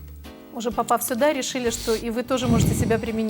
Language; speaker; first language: Russian; native; Russian